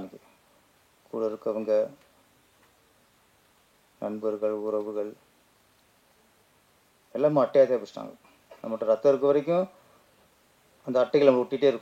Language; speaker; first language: Tamil; native; Tamil